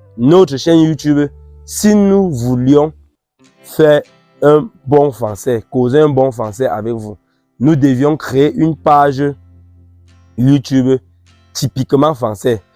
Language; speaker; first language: French; non-native, local second language; Ghomala